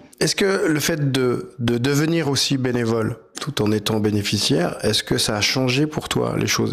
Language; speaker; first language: French; native; French